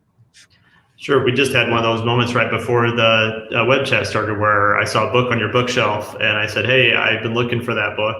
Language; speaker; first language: English; native; English